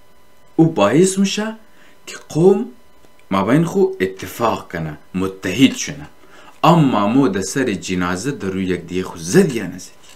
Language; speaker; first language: Persian; native; Persian